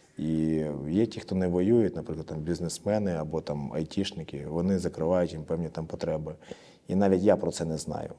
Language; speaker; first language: Ukrainian; native; Ukrainian